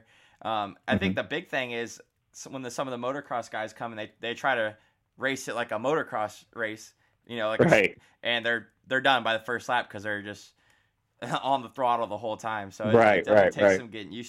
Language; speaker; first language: English; native; English